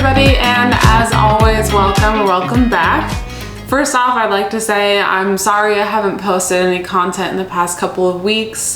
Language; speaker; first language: English; native; English